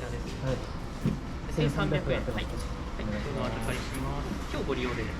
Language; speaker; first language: Japanese; native; Japanese